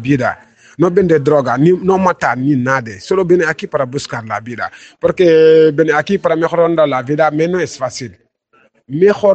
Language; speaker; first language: Spanish; non-native, learner; Wolof